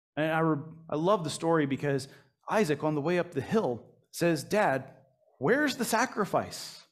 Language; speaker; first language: English; native; English